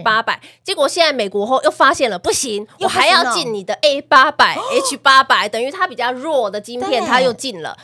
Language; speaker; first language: Chinese; native; Chinese